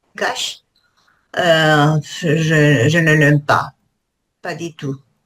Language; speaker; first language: French; non-native, learner; Spanish